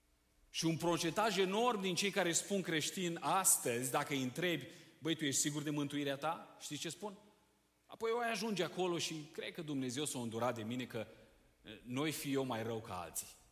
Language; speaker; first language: Romanian; native; Romanian